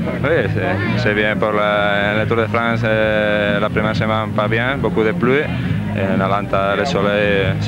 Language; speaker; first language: French; non-native, learner; Spanish